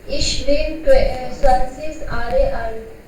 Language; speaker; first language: German; non-native, learner; Hindi